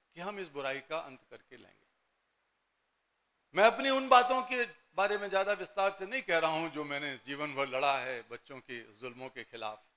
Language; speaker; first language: Hindi; native; Hindi